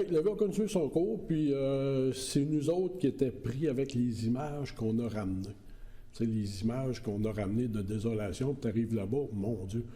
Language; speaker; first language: French; native; French